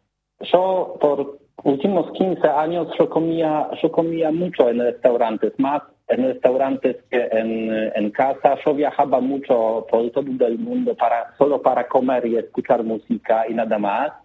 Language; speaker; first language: Spanish; non-native, learner; Polish